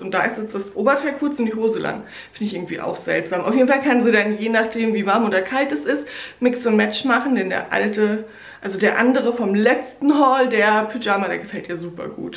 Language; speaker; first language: German; native; German